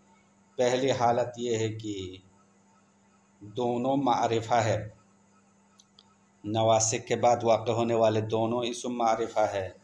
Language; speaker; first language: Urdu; non-native, local second language; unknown